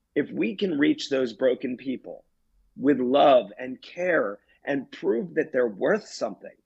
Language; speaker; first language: English; native; English